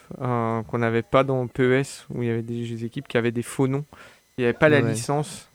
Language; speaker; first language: French; native; French